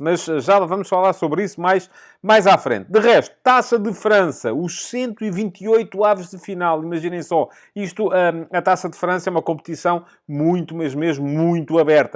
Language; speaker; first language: Portuguese; native; Portuguese